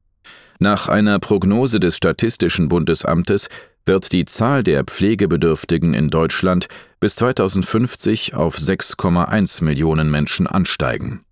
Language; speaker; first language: German; native; German